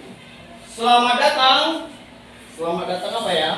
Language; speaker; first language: Indonesian; native; Indonesian